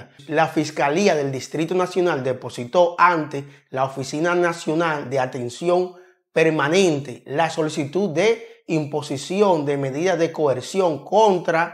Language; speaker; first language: Spanish; native; Spanish